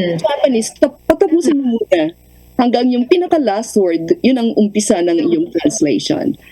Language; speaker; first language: Filipino; non-native, local second language; Iloko